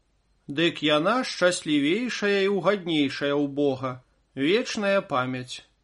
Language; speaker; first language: Belarusian; native; Belarusian